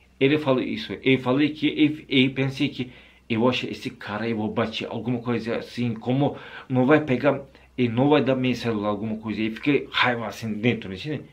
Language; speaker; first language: Portuguese; non-native, learner; Turkish